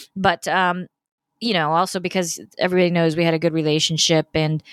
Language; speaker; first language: English; native; English